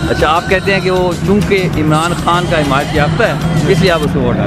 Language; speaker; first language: Urdu; native; Urdu